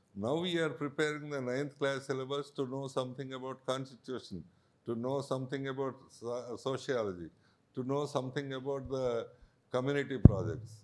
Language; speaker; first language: English; non-native, local second language; Telugu